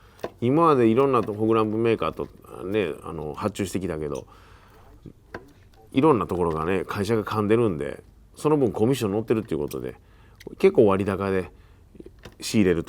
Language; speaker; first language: Japanese; native; Japanese